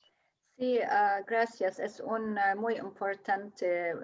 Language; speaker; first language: Spanish; non-native, learner; English